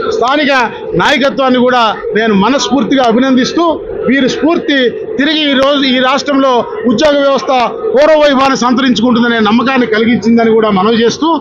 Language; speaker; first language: Telugu; native; Telugu